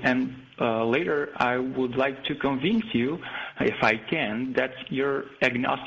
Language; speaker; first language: English; non-native, fluent; Portuguese